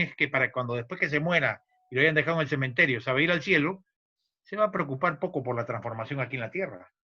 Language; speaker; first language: Spanish; native; Spanish